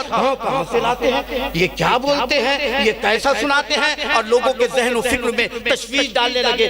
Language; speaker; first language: Urdu; native; Urdu